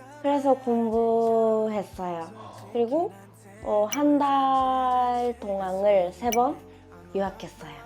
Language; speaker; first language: Korean; non-native, learner; Japanese